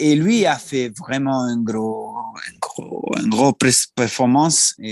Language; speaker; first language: French; non-native, learner; Italian